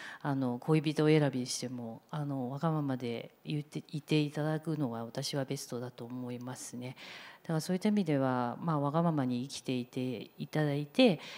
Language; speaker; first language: Japanese; non-native, fluent; Chinese